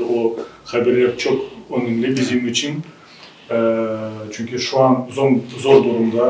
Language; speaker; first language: Turkish; non-native, learner; Crimean Tatar